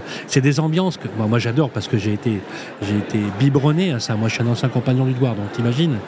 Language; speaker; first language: French; native; French